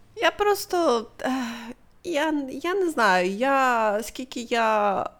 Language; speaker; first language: Ukrainian; non-native, local second language; Russian